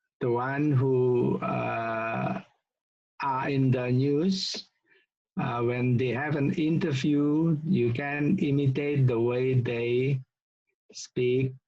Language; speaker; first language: English; non-native, local second language; Indonesian